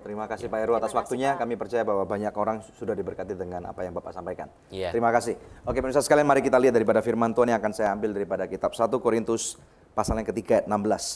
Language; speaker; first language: Indonesian; native; Indonesian